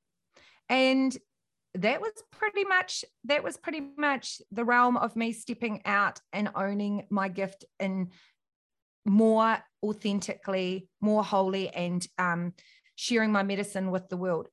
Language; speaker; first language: English; native; English